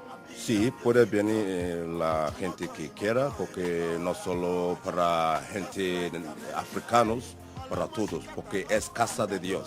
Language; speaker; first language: Spanish; non-native, learner; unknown